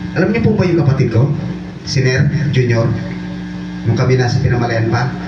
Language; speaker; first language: Filipino; non-native, local second language; Bikol